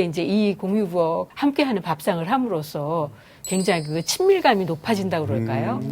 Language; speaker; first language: Korean; native; Korean